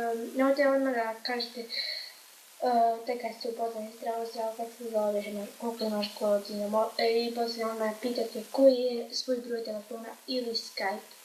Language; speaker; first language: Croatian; early bilingual, heritage; Croatian